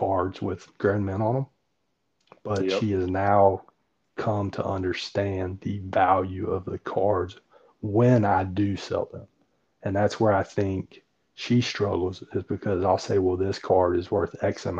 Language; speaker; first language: English; native; English